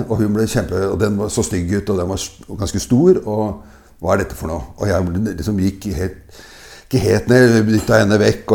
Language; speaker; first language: Norwegian; native; Norwegian